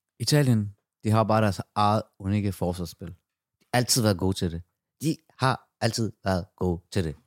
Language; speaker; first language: Danish; early bilingual, other home language; Persian